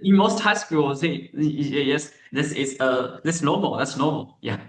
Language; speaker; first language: English; non-native, learner; Chinese